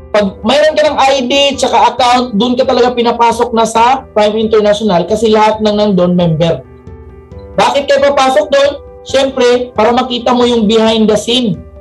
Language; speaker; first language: Filipino; non-native, local second language; Cebuano